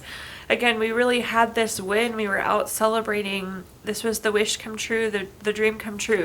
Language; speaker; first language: English; native; English